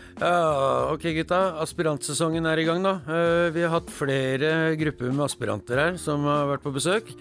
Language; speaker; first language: Norwegian; native; Norwegian